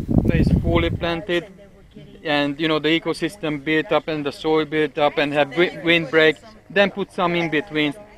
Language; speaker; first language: English; non-native, fluent; Hungarian